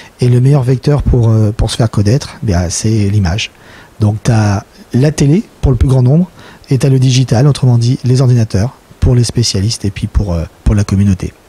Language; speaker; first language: French; native; French